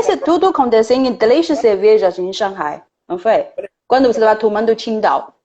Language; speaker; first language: Portuguese; non-native, fluent; Chinese